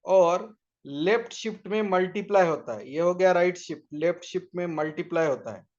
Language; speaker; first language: Hindi; non-native, local second language; Marathi